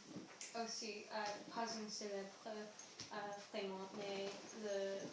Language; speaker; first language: French; non-native, learner; English